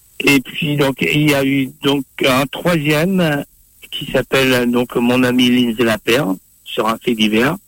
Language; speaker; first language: French; non-native, local second language; Morisyen